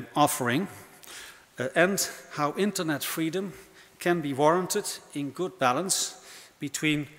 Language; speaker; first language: English; non-native, fluent; Dutch